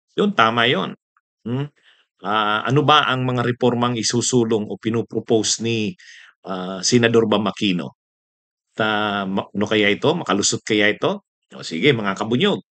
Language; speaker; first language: Filipino; non-native, local second language; Bikol